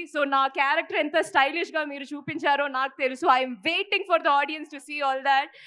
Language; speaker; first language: Telugu; non-native, local second language; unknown